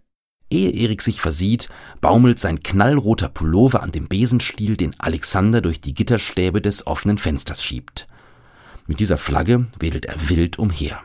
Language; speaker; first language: German; native; German